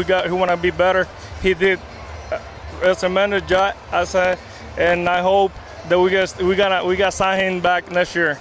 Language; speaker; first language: English; non-native, learner; Spanish